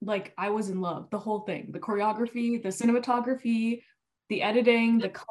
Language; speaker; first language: English; native; English